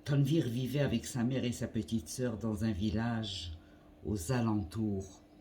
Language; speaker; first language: French; non-native, local second language; Arabic